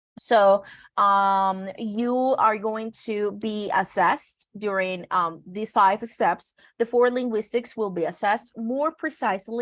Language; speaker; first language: English; non-native, fluent; Spanish